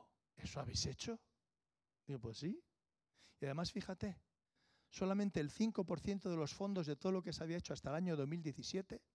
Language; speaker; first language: Spanish; native; Spanish